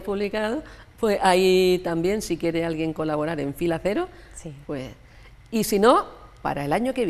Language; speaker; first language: Spanish; native; Spanish